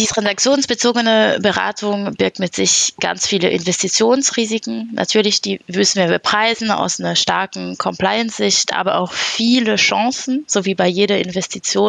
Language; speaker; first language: German; non-native, fluent; French